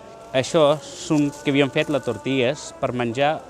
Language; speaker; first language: Catalan; non-native, learner; Punjabi